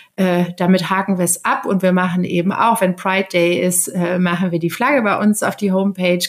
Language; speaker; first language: German; native; German